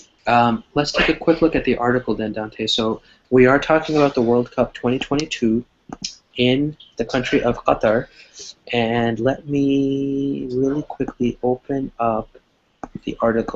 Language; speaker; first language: English; non-native, fluent; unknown